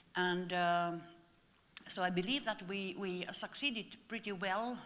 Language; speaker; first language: English; non-native, fluent; Finnish